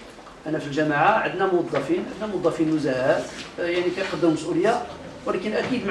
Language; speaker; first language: Arabic; native; Arabic